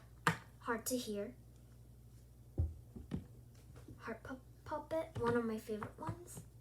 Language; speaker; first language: English; early bilingual, other home language; Korean